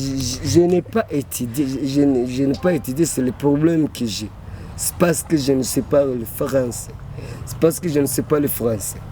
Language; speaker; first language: French; non-native, learner; Kinyarwanda